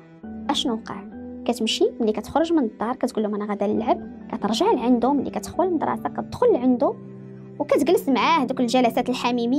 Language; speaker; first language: Arabic; native; Arabic